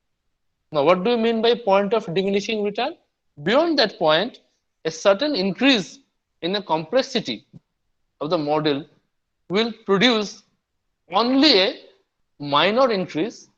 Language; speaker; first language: English; non-native, local second language; Bangla